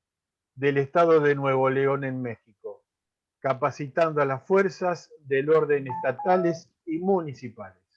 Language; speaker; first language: Spanish; native; Spanish